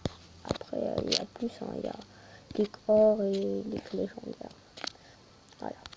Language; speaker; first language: French; native; French